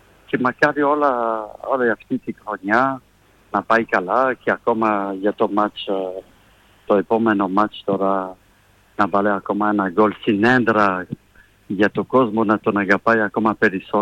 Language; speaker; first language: Greek; non-native, fluent; French